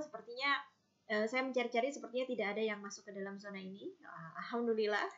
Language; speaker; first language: Indonesian; native; Indonesian